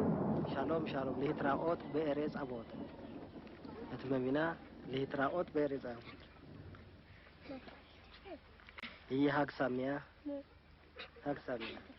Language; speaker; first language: Hebrew; non-native, learner; Amharic